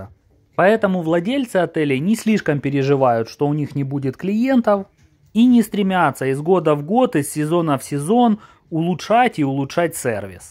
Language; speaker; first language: Russian; native; Russian